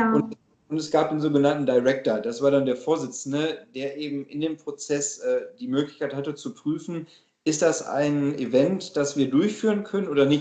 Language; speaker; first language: German; native; German